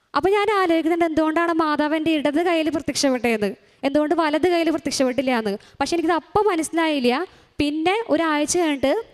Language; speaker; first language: Malayalam; native; Malayalam